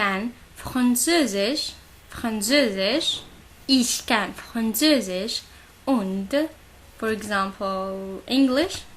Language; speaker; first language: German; non-native, learner; Arabic